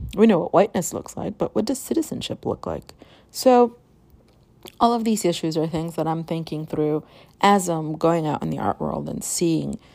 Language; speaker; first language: English; early bilingual, other home language; Spanish